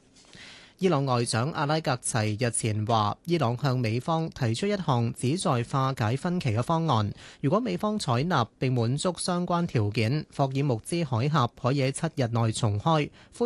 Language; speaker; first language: Chinese; non-native, local second language; Cantonese